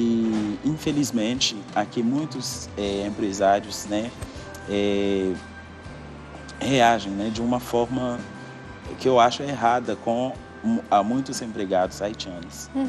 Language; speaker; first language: Portuguese; non-native, fluent; Haitian Creole